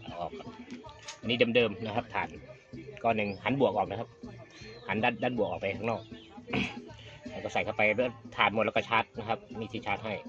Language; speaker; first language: Thai; native; Thai